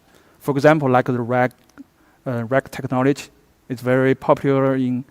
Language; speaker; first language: English; non-native, fluent; Chinese